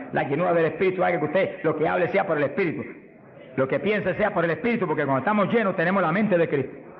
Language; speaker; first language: Spanish; native; Spanish